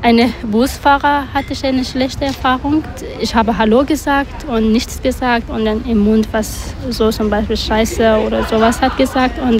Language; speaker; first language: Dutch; non-native, learner; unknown